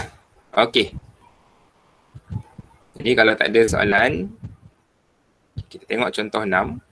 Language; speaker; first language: Malay; native; Malay